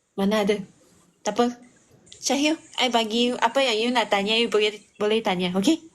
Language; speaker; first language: Malay; non-native, local second language; Chinese